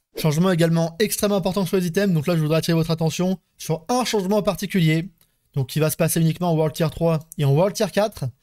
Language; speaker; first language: French; native; French